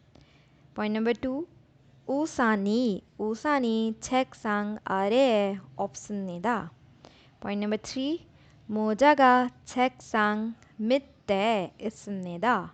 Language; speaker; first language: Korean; non-native, learner; Urdu